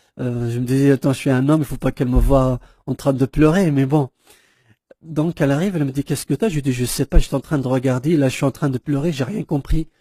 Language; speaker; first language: French; non-native, local second language; Kabyle